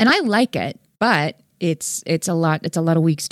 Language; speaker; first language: English; native; English